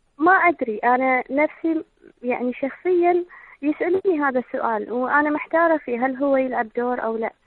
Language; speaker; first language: Arabic; native; Arabic